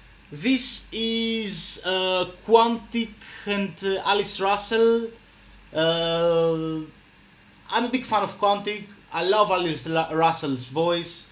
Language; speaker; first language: English; non-native, fluent; Greek